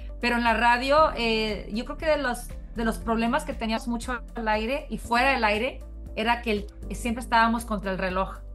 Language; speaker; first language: Spanish; early bilingual, heritage; Spanish